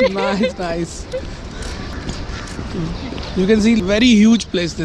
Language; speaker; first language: English; non-native, local second language; Hindi